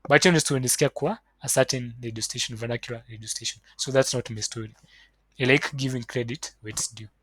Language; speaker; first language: English; non-native, local second language; Swahili